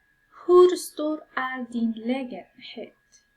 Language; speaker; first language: Swedish; non-native, fluent; Persian